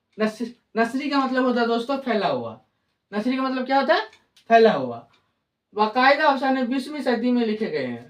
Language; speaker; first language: Hindi; native; Hindi